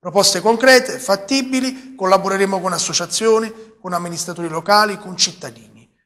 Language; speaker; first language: Italian; native; Italian